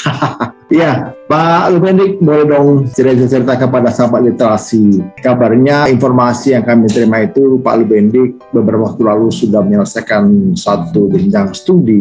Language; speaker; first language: Indonesian; native; Indonesian